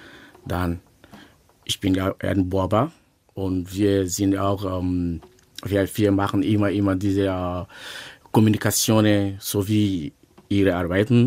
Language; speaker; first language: German; non-native, learner; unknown